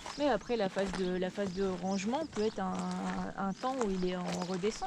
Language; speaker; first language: French; native; French